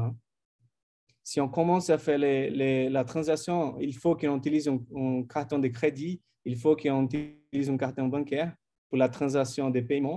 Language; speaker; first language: French; non-native, fluent; Portuguese